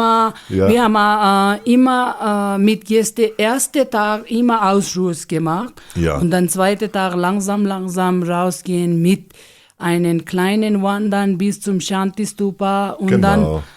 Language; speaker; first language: German; non-native, learner; Ladakhi